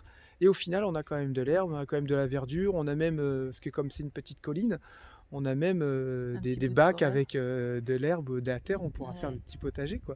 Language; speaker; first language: French; native; French